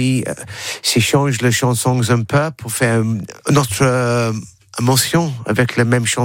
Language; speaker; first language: French; non-native, learner; English